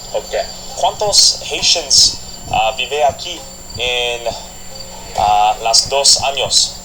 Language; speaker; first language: Spanish; non-native, learner; English